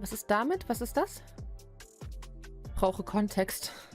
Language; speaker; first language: German; native; German